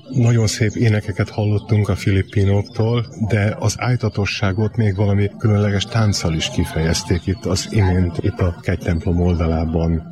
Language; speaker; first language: Hungarian; native; Hungarian